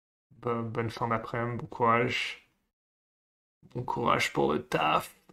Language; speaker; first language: French; native; French